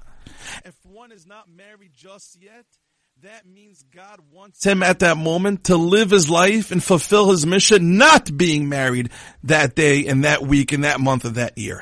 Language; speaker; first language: English; non-native, fluent; Hebrew